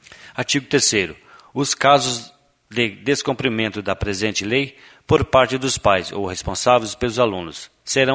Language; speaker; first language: Portuguese; native; Portuguese